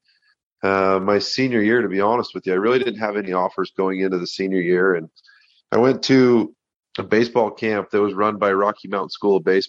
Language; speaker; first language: English; native; English